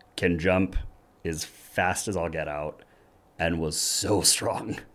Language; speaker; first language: English; early bilingual, other home language; German